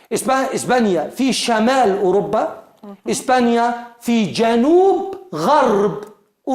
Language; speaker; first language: Arabic; non-native, fluent; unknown